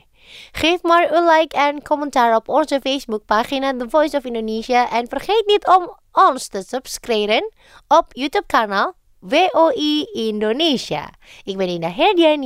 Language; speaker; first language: Dutch; non-native, fluent; Indonesian